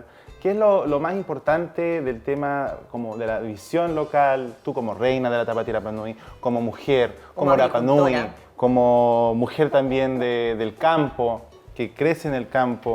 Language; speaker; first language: Spanish; native; Spanish